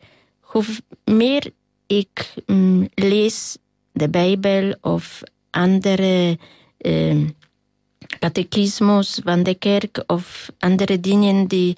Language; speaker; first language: Dutch; non-native, learner; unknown